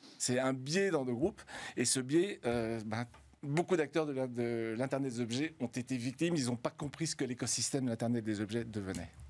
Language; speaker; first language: French; native; French